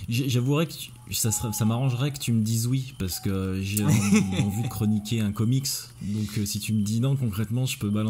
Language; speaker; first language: French; native; French